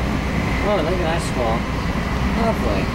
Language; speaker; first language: English; native; English